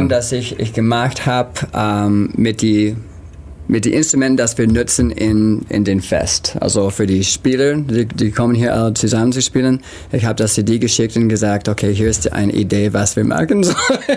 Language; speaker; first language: German; non-native, learner; English